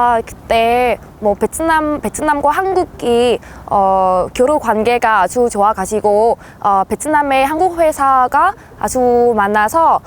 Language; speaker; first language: Korean; non-native, fluent; Vietnamese